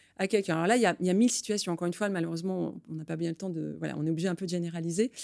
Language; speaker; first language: French; native; French